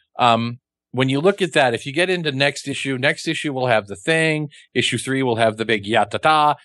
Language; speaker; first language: English; native; English